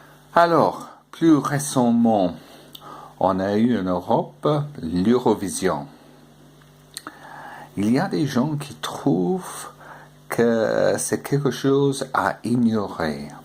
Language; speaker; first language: French; non-native, fluent; English